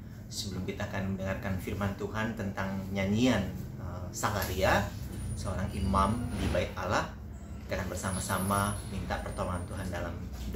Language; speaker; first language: Indonesian; native; Indonesian